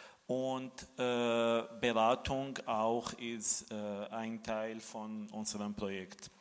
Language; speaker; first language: German; non-native, fluent; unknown